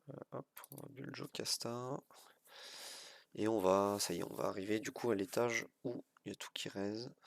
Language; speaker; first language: French; native; French